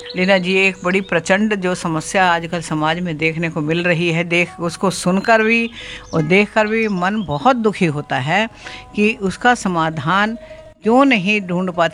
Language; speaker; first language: Hindi; native; Hindi